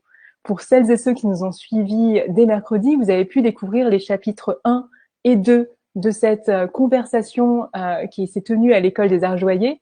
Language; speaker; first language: French; native; French